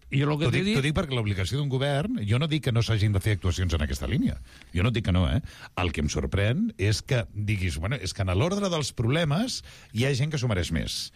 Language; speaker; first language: Catalan; native; Catalan